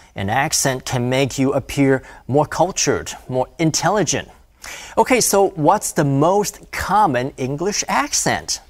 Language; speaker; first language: English; native; English